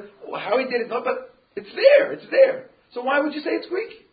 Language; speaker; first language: English; native; English